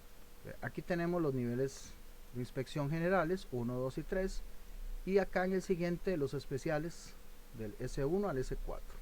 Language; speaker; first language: Spanish; native; Spanish